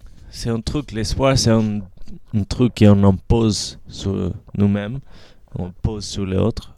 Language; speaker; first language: French; non-native, fluent; Spanish